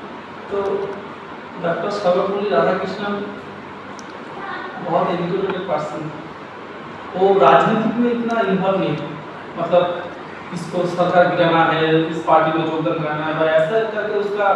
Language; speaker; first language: Hindi; non-native, local second language; Bangla